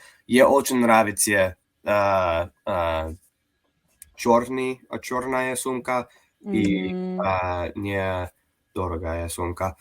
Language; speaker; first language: Russian; non-native, learner; English